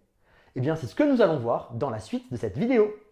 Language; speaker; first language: French; native; French